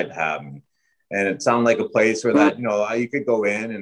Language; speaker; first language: English; native; English